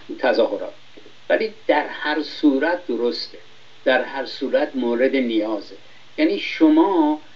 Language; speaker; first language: Persian; native; Persian